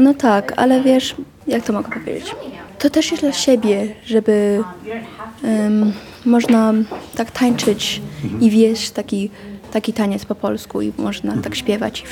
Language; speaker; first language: Polish; early bilingual, heritage; Polish